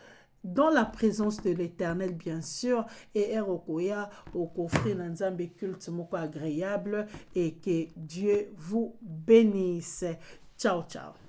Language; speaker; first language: French; non-native, local second language; Lingala